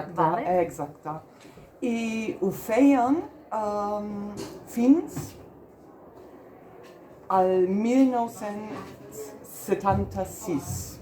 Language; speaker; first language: Catalan; non-native, fluent; German